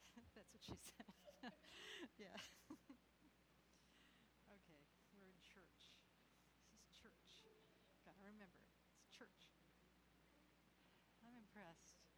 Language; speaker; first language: English; native; English